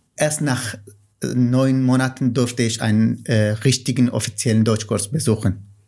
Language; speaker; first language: German; non-native, fluent; Kurdish